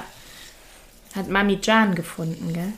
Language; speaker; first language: German; native; German